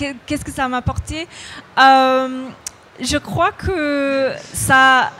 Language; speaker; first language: French; non-native, fluent; English